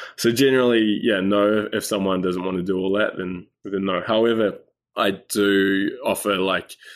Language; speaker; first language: English; native; English